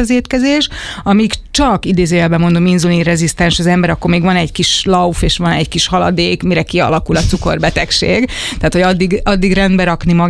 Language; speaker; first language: Hungarian; native; Hungarian